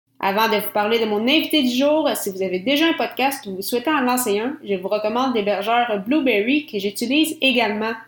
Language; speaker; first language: French; native; French